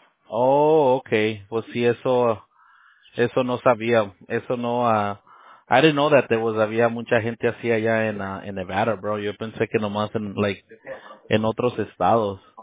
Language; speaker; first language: Spanish; early bilingual, heritage; Spanish